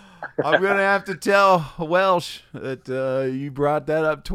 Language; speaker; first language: English; native; English